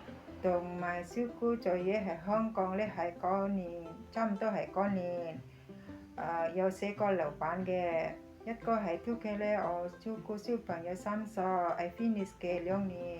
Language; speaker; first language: Cantonese; non-native, learner; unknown